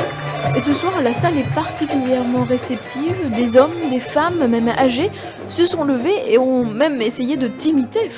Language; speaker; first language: French; native; French